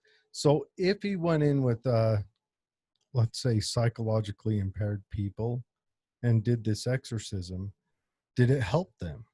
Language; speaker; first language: English; native; English